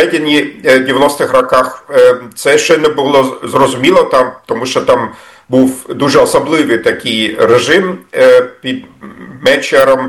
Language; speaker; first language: Ukrainian; non-native, fluent; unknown